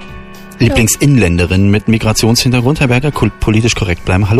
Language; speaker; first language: German; native; German